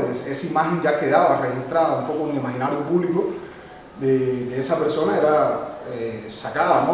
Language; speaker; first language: Spanish; native; Spanish